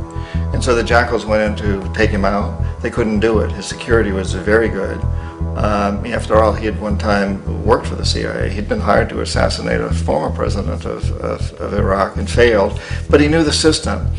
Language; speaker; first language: English; native; English